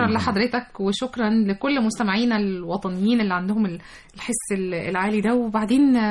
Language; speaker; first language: Arabic; native; Arabic